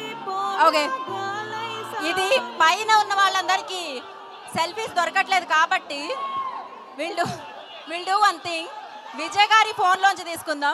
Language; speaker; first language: Telugu; native; Telugu